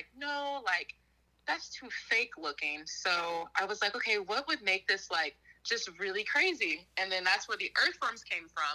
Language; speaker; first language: English; native; English